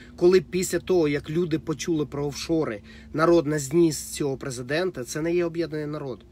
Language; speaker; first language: Ukrainian; non-native, local second language; Russian